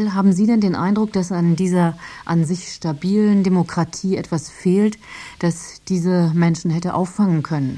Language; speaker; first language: German; native; German